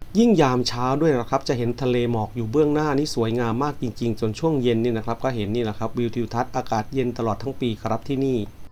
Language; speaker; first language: Thai; native; Thai